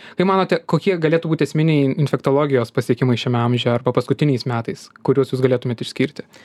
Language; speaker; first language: Lithuanian; native; Lithuanian